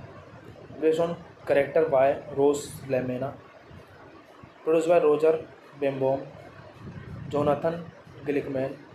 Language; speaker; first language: English; non-native, learner; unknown